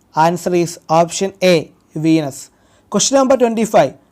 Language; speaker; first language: English; non-native, local second language; Malayalam